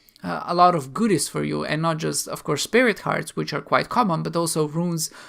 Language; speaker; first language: English; non-native, fluent; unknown